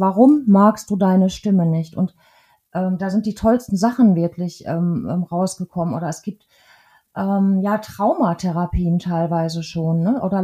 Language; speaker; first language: German; native; German